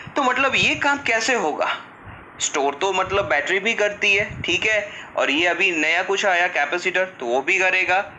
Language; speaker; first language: Hindi; non-native, local second language; Gujarati